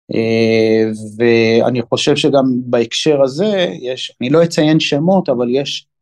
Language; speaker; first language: Hebrew; native; Hebrew